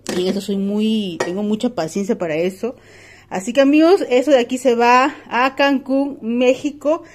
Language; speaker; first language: Spanish; native; Spanish